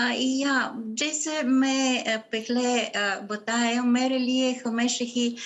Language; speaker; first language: Hindi; non-native, fluent; Bulgarian